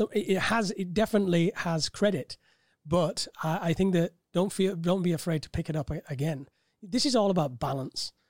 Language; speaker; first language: English; native; English